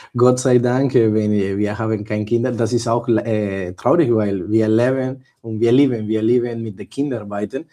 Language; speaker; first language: German; non-native, learner; Spanish